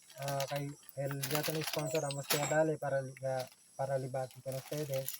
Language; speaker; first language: Filipino; non-native, local second language; Chavacano